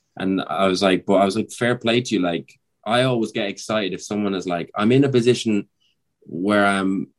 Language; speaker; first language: English; native; English